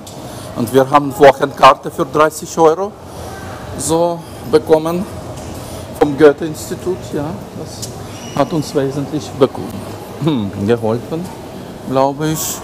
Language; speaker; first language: German; non-native, learner; Ukrainian